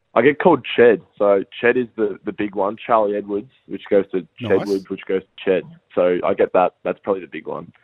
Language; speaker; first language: English; native; English